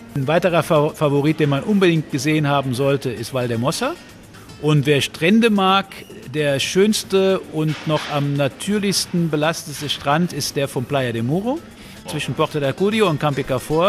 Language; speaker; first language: German; native; German